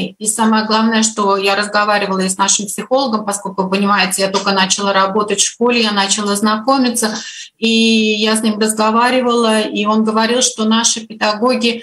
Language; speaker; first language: Russian; native; Russian